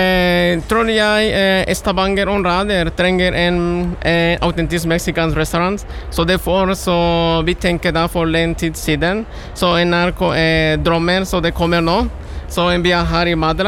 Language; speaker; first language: Norwegian; non-native, learner; Spanish